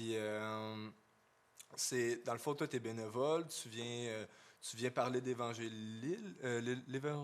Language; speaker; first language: French; native; French